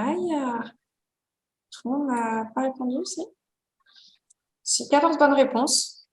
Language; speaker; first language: French; native; French